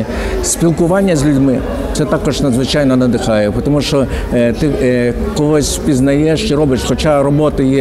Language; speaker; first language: Ukrainian; native; Ukrainian